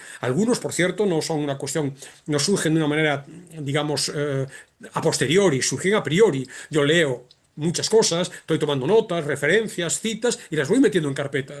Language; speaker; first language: Spanish; native; Spanish